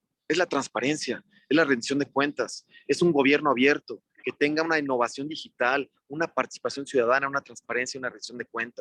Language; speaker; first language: Spanish; native; Spanish